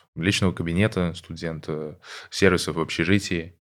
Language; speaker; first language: Russian; native; Russian